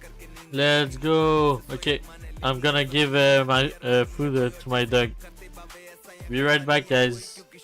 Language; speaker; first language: English; non-native, learner; French